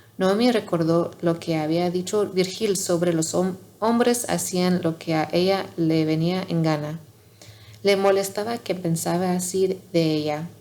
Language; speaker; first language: Spanish; non-native, learner; English